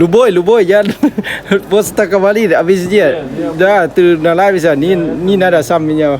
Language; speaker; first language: Russian; non-native, learner; Lao